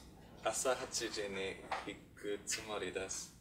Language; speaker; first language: Japanese; non-native, learner; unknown